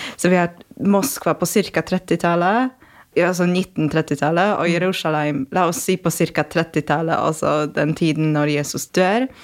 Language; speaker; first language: Norwegian; non-native, fluent; Polish